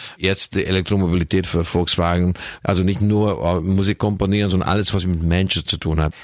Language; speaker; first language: German; non-native, fluent; Hungarian